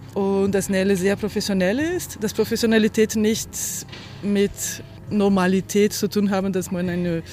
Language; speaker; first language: German; non-native, fluent; Portuguese